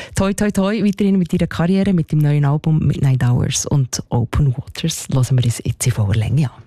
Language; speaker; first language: German; native; German